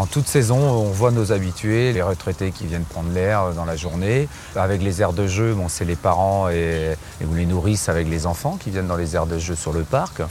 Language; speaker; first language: French; native; French